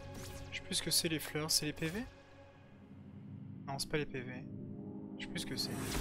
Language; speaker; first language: French; native; French